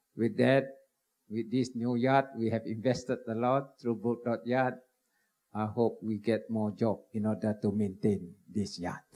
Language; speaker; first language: English; non-native, local second language; Malay